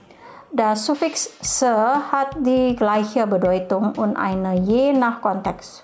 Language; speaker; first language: German; non-native, fluent; Indonesian